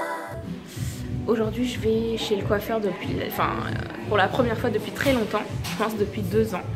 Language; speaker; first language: French; native; French